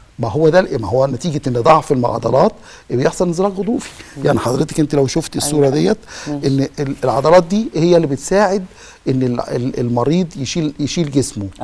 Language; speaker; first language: Arabic; native; Arabic